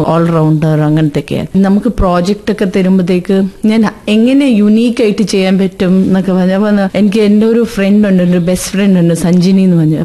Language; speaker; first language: Malayalam; early bilingual, heritage; Malayalam